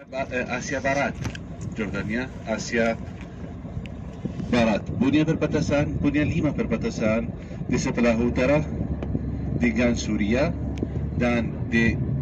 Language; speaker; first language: Indonesian; non-native, learner; Arabic